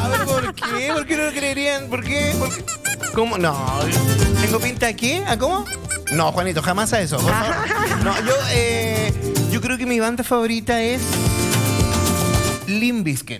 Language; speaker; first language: Spanish; native; Spanish